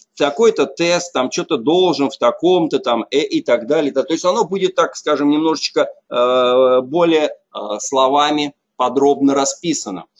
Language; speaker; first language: Russian; native; Russian